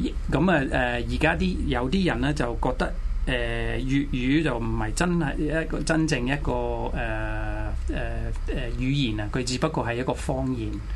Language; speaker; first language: Cantonese; non-native, fluent; English